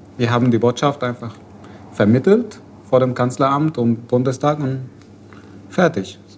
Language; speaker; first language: German; non-native, fluent; Arabic